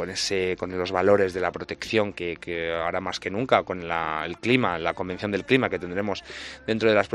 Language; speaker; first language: Spanish; native; Spanish